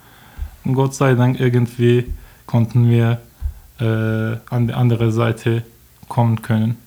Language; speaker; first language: German; non-native, learner; Turkish